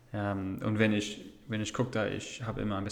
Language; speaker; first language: German; non-native, fluent; English